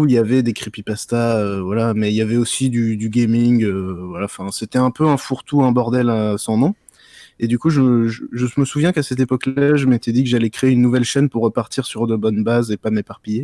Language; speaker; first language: French; native; French